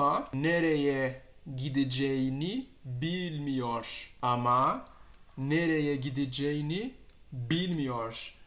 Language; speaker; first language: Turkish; non-native, fluent; Portuguese